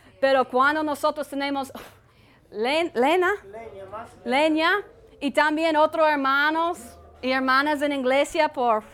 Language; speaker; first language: Spanish; non-native, learner; English